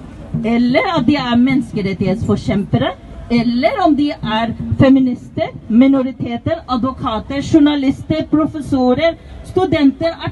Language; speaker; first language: Norwegian; non-native, fluent; Tibetan